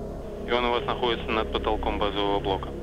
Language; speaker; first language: Russian; native; Russian